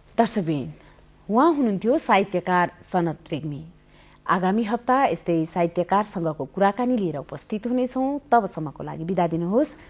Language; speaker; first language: Nepali; native; Nepali